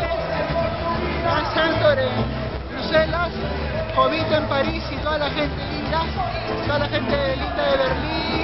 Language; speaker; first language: Spanish; native; Spanish